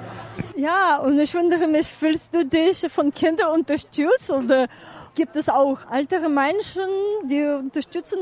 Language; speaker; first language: German; non-native, fluent; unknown